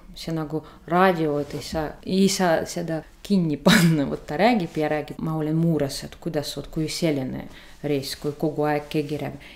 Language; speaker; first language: Estonian; non-native, learner; Russian